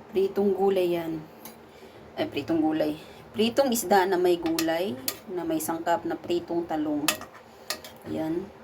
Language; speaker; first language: Filipino; non-native, local second language; Cebuano